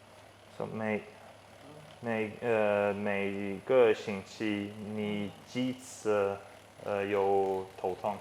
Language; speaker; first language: Chinese; non-native, learner; English